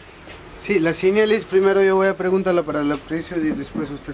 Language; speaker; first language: Spanish; non-native, learner; Hindi